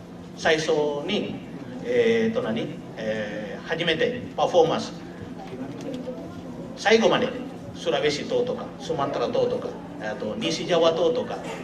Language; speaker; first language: Japanese; non-native, learner; Indonesian